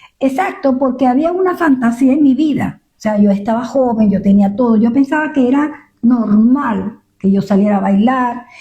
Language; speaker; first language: Spanish; native; Spanish